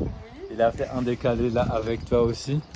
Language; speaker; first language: French; non-native, fluent; German